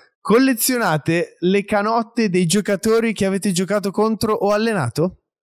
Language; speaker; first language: Italian; native; Italian